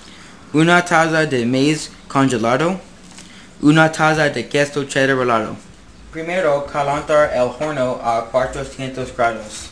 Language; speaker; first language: Spanish; non-native, learner; English